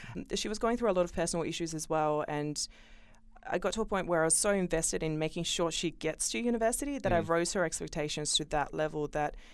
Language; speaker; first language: English; early bilingual, other home language; Bosnian